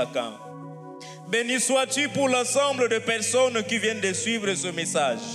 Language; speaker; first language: French; non-native, local second language; Swahili